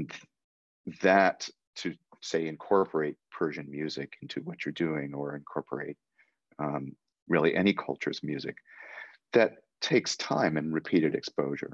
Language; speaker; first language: English; native; English